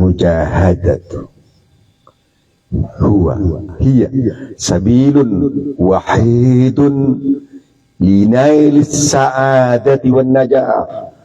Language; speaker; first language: Arabic; non-native, fluent; Indonesian